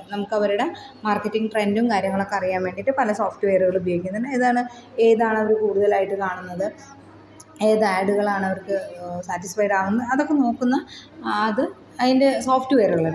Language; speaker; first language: Malayalam; native; Malayalam